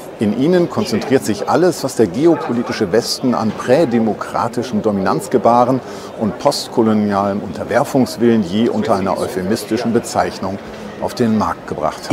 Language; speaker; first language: German; native; German